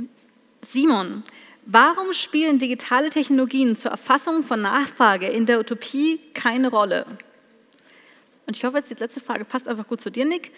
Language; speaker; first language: German; native; German